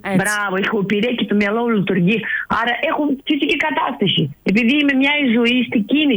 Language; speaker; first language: Greek; non-native, learner; Russian